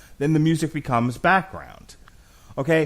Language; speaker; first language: English; native; English